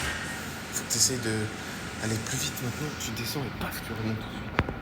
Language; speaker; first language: French; native; French